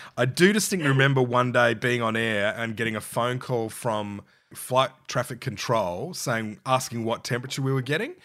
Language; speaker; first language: English; native; English